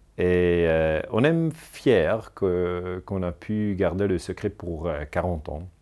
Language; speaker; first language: French; non-native, local second language; German